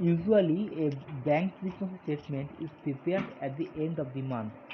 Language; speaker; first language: English; non-native, local second language; Bangla